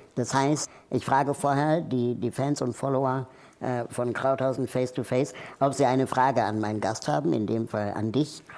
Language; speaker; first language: German; native; German